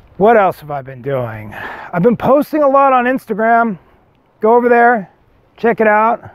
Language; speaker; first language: English; native; English